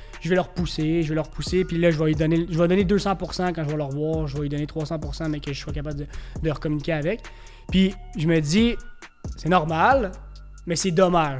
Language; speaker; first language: French; native; French